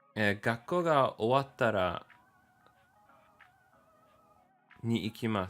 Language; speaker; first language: Japanese; non-native, learner; English